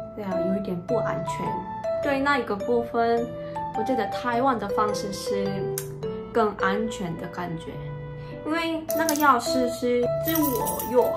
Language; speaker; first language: Chinese; non-native, learner; Korean